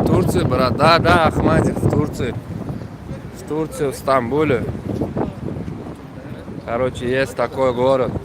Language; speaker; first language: Russian; non-native, fluent; Turkmen